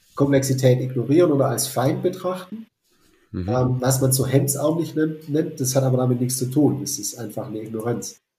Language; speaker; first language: German; native; German